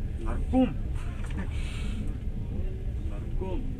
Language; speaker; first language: Russian; non-native, local second language; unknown